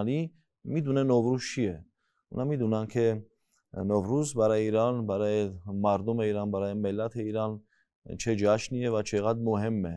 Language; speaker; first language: Persian; non-native, fluent; Armenian